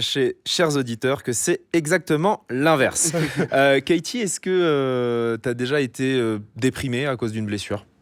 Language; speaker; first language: French; native; French